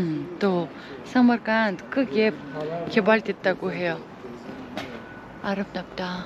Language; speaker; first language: Korean; non-native, fluent; Uzbek